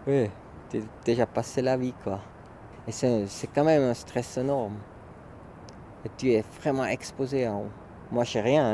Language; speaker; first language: French; non-native, local second language; German